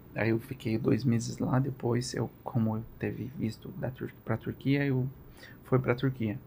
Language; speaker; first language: Portuguese; non-native, learner; Arabic